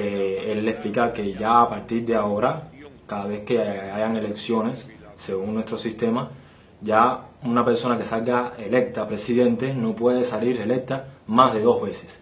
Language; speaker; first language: Spanish; native; Spanish